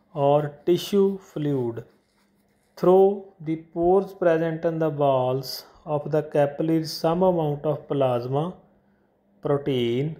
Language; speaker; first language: English; non-native, local second language; Punjabi